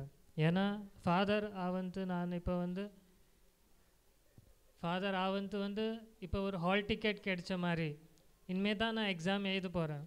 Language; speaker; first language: Tamil; non-native, fluent; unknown